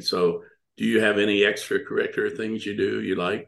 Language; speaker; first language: English; native; English